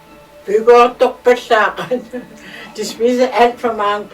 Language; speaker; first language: Danish; non-native, local second language; Kalaallisut